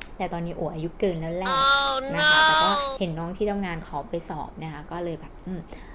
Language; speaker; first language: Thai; native; Thai